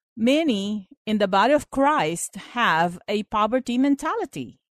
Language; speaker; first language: English; non-native, local second language; Filipino